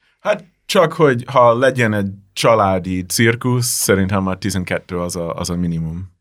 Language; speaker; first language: Hungarian; non-native, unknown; English